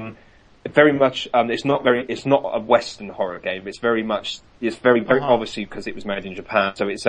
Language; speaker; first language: English; native; English